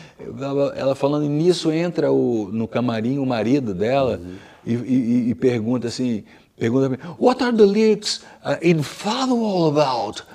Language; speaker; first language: Portuguese; native; Portuguese